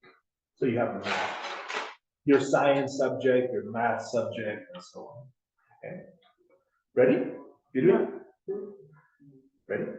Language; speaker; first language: English; non-native, fluent; Spanish